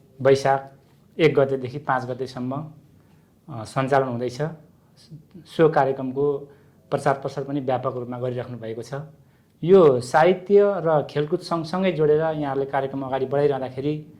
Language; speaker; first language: Nepali; native; Nepali